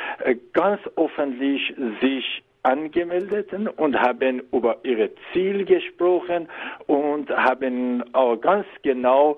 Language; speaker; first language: German; non-native, learner; Persian